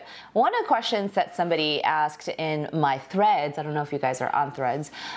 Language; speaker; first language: English; early bilingual, other home language; Korean